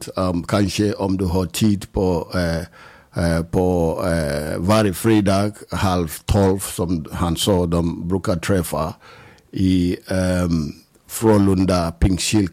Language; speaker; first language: Swedish; non-native, fluent; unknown